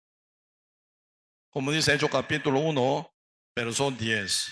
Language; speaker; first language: Spanish; non-native, learner; Korean